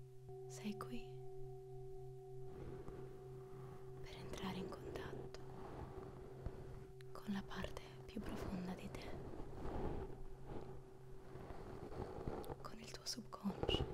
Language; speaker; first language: Italian; native; Italian